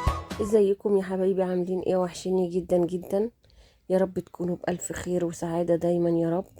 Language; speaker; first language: Arabic; native; Arabic